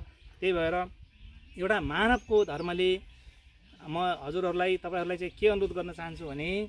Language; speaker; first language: Nepali; native; Nepali